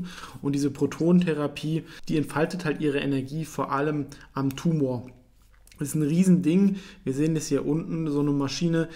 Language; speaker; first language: German; native; German